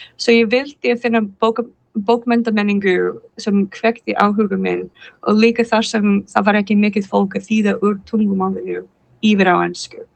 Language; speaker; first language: Icelandic; non-native, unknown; English